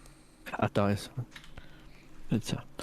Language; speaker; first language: German; native; German